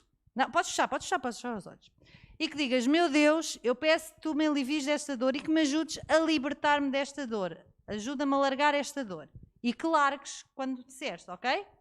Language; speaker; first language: Portuguese; native; Portuguese